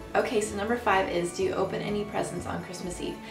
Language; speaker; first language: English; native; English